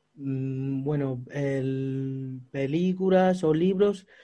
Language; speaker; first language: Spanish; non-native, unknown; Chinese